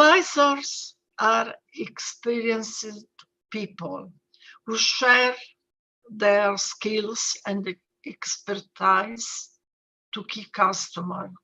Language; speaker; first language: English; non-native, fluent; Italian